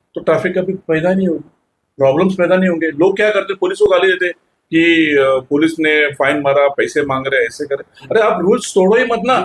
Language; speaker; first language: Hindi; non-native, local second language; Marathi